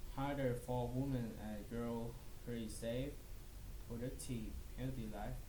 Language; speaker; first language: English; non-native, learner; Thai